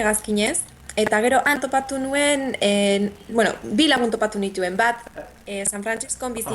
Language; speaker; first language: Basque; native; Basque